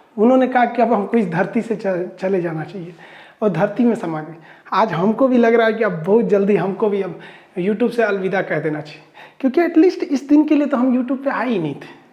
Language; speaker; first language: Hindi; native; Hindi